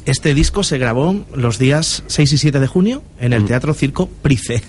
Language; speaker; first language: Spanish; native; Spanish